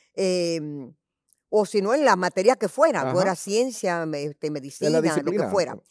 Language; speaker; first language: Spanish; early bilingual, heritage; Spanish